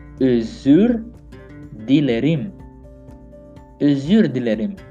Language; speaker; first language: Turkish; non-native, learner; Portuguese